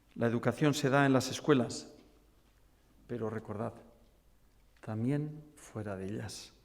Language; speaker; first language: Spanish; non-native, local second language; Basque